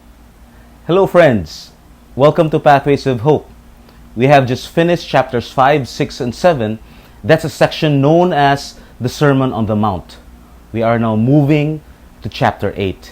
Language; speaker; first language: English; non-native, local second language; Filipino